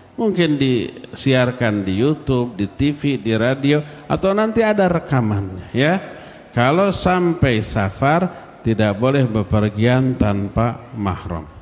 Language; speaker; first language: Malay; non-native, local second language; Sundanese